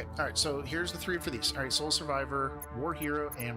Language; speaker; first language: English; native; English